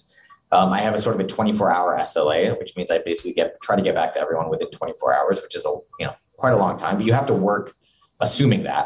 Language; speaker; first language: English; native; English